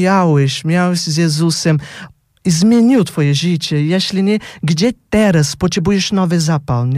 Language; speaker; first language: Polish; non-native, fluent; Portuguese